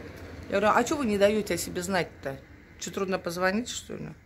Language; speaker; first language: Russian; native; Russian